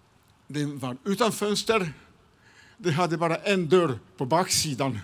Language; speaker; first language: Swedish; non-native, fluent; Serbian